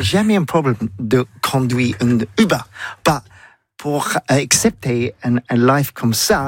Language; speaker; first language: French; non-native, learner; English